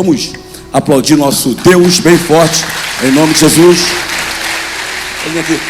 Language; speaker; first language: Portuguese; native; Portuguese